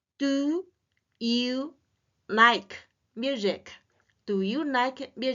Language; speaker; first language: English; non-native, learner; Chinese